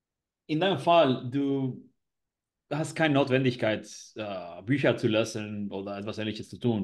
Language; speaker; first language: German; non-native, learner; Spanish